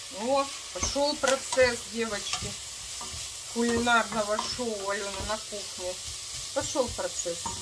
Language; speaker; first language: Russian; native; Russian